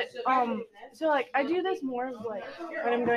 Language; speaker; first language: English; non-native, fluent; Portuguese